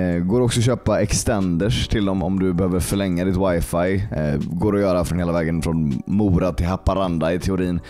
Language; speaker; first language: Swedish; native; Swedish